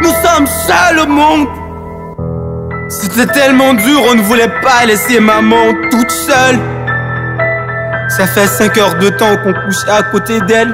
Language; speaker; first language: French; non-native, local second language; Haitian Creole